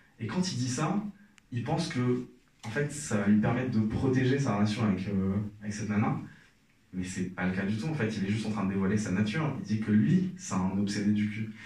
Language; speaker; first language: French; non-native, local second language; Arabic